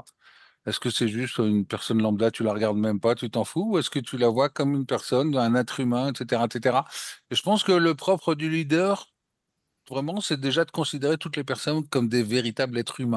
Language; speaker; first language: French; native; French